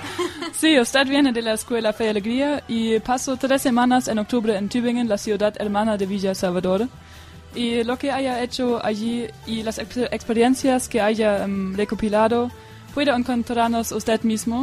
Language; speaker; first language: Spanish; non-native, learner; German